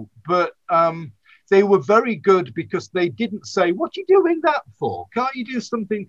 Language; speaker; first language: English; native; English